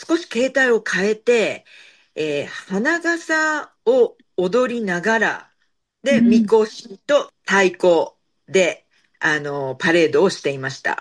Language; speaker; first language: Japanese; native; Japanese